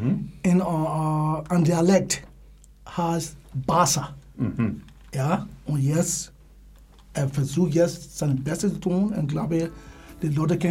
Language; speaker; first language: German; non-native, learner; English